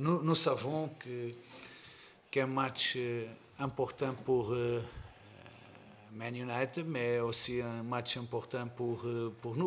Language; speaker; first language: French; non-native, learner; Portuguese